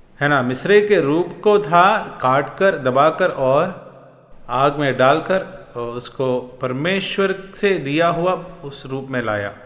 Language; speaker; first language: Hindi; non-native, local second language; Malayalam